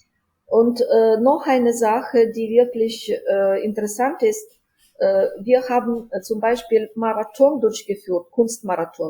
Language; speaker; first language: German; non-native, fluent; Ukrainian